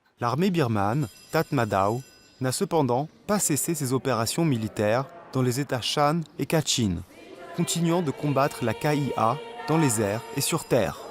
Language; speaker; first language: French; native; French